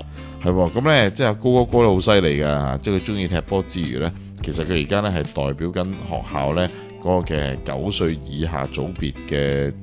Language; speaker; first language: Cantonese; native; Cantonese